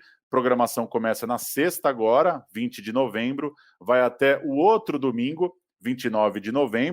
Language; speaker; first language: Portuguese; native; Portuguese